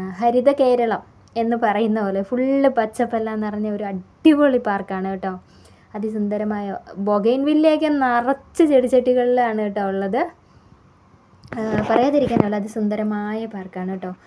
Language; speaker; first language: Malayalam; native; Malayalam